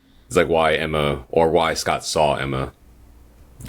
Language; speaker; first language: English; native; English